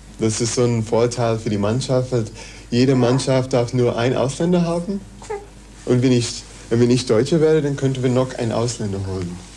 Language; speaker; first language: German; non-native, fluent; English